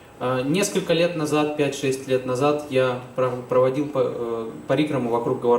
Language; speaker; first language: Russian; native; Russian